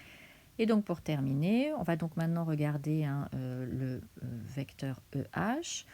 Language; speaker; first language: French; native; French